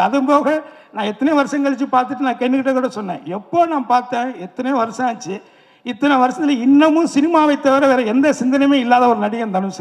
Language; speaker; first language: Tamil; native; Tamil